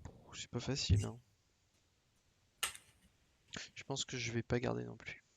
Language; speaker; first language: French; native; French